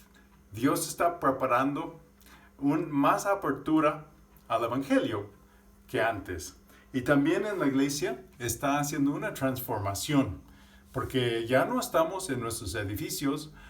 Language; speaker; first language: Spanish; non-native, fluent; English